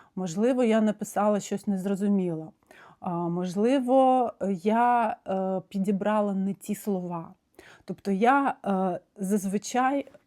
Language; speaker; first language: Ukrainian; non-native, local second language; Russian